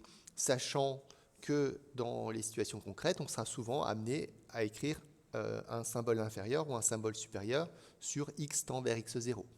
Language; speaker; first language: French; native; French